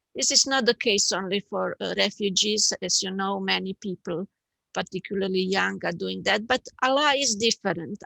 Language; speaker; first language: English; non-native, fluent; Slovenian